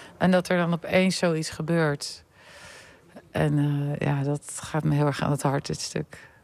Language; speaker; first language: Dutch; native; Dutch